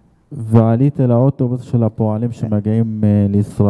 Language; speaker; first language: Hebrew; non-native, fluent; Arabic